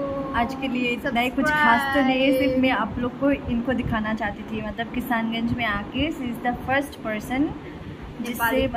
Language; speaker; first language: Hindi; non-native, local second language; Nepali